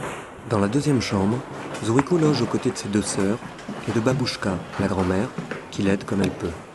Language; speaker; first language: French; native; French